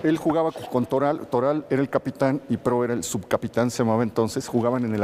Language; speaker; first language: Spanish; native; Spanish